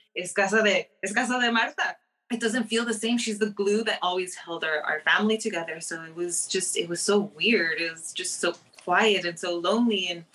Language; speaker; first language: English; early bilingual, other home language; Spanish